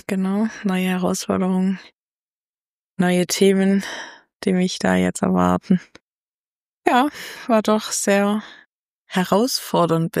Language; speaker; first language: German; native; German